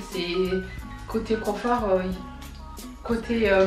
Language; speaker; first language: French; non-native, local second language; Fula